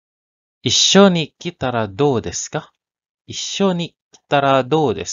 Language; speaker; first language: Japanese; non-native, learner; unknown